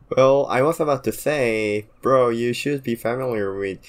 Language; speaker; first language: English; non-native, fluent; Korean